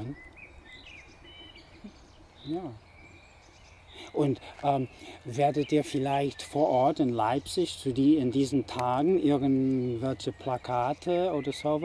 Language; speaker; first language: German; non-native, fluent; English